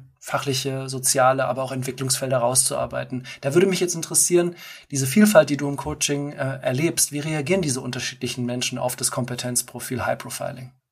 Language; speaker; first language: German; native; German